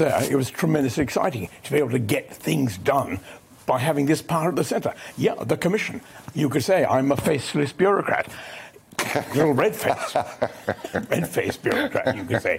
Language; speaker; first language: English; native; English